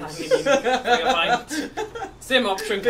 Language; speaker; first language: Welsh; native; Welsh